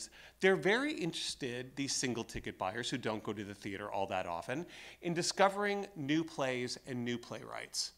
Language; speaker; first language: English; native; English